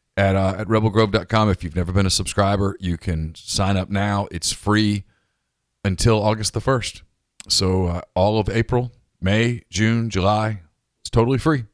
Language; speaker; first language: English; native; English